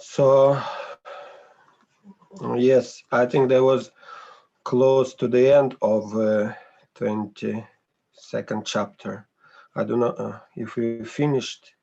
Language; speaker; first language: English; non-native, fluent; Russian